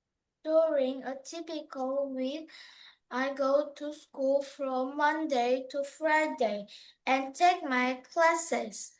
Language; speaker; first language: English; non-native, learner; Vietnamese